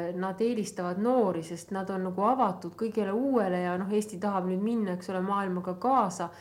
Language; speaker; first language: Estonian; native; Estonian